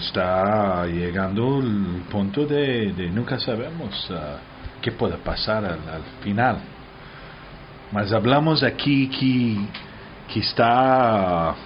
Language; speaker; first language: Spanish; early bilingual, heritage; Spanish